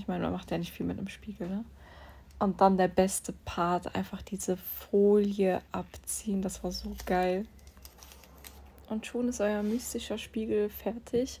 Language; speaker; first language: German; native; German